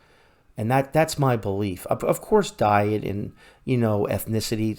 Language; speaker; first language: English; native; English